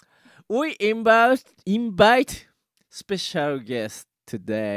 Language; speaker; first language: English; non-native, learner; Japanese